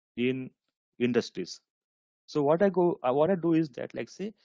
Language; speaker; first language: English; non-native, local second language; Marathi